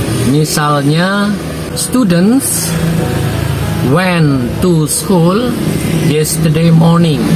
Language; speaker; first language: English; non-native, fluent; Indonesian